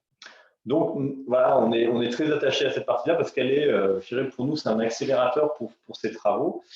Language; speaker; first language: French; native; French